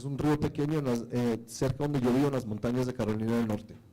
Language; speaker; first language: Spanish; native; Spanish